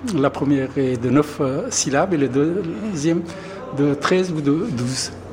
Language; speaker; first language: French; non-native, fluent; Pashto